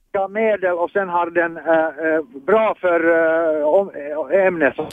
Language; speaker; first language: Swedish; non-native, fluent; Finnish